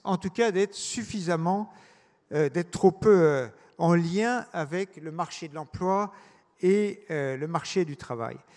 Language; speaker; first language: French; native; French